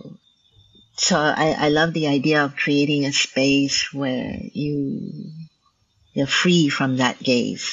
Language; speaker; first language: English; non-native, local second language; Min Nan Chinese